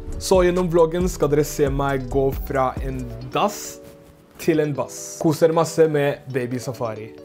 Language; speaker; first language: Norwegian; non-native, fluent; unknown